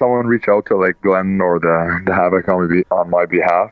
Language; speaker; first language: English; native; English